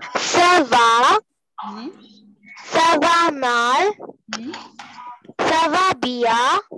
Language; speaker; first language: French; non-native, learner; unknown